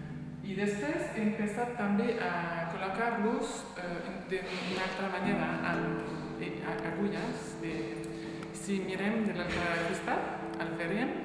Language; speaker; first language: Catalan; non-native, learner; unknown